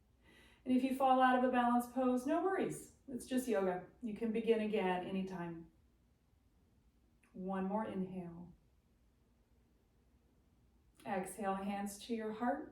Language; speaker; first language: English; native; English